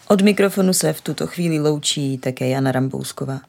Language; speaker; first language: Czech; native; Czech